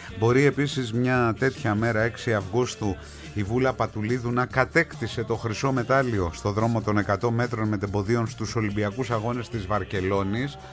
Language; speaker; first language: Greek; native; Greek